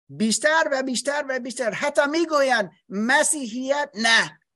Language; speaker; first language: Persian; non-native, learner; English